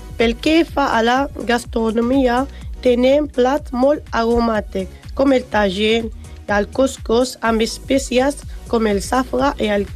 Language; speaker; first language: Catalan; non-native, learner; Spanish